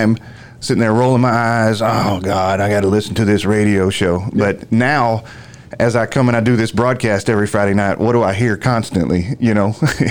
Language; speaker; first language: English; native; English